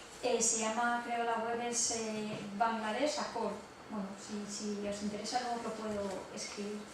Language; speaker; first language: Spanish; native; Spanish